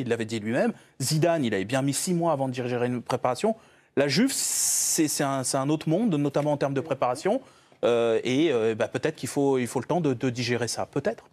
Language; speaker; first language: French; native; French